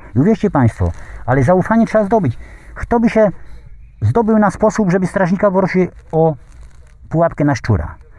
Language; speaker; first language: Polish; native; Polish